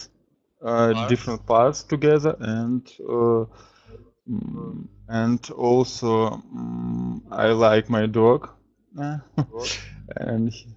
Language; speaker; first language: English; non-native, learner; Russian